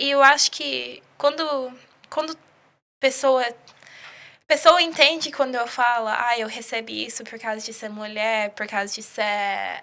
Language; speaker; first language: Portuguese; early bilingual, heritage; English